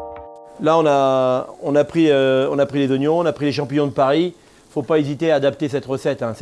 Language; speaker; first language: French; native; French